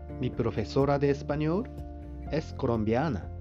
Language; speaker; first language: Spanish; non-native, fluent; Japanese